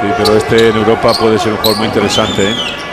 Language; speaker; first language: Spanish; native; Spanish